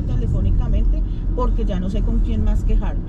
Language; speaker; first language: Spanish; native; Spanish